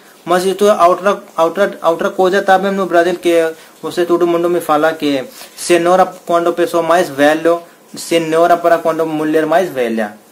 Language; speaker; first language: Portuguese; non-native, learner; Hindi